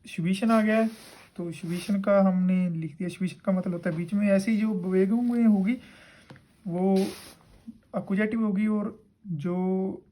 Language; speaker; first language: Hindi; non-native, local second language; Punjabi